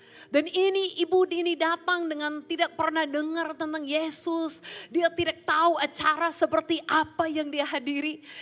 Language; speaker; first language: Indonesian; non-native, fluent; English